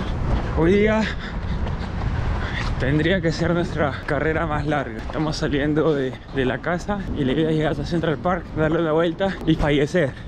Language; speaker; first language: Spanish; native; Spanish